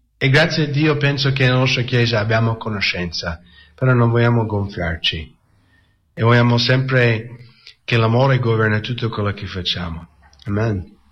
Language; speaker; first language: Italian; non-native, fluent; English